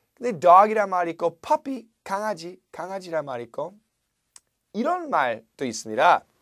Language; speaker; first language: Korean; non-native, fluent; English